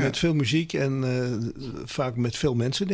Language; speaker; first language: Dutch; native; Dutch